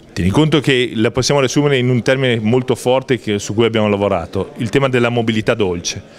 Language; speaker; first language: Italian; native; Italian